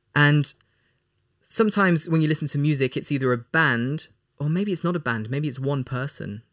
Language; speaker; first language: English; native; English